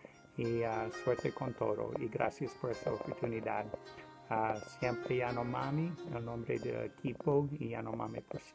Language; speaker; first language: Spanish; non-native, learner; English